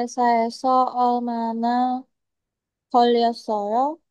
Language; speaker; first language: Korean; non-native, learner; Indonesian